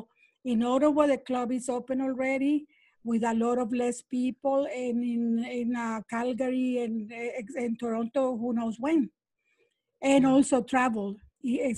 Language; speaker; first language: English; non-native, fluent; Spanish